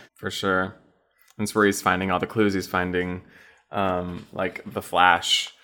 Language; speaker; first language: English; native; English